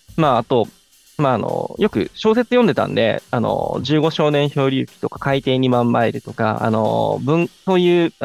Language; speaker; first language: Japanese; native; Japanese